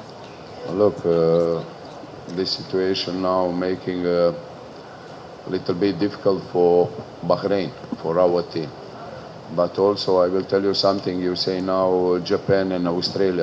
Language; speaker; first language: English; non-native, learner; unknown